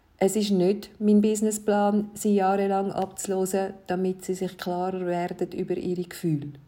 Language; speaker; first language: German; early bilingual, other home language; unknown